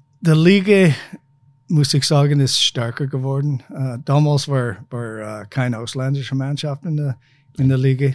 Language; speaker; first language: German; non-native, fluent; English